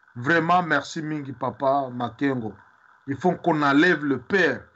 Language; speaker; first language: French; non-native, local second language; Swahili